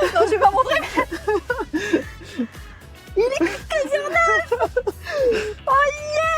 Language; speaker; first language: French; native; French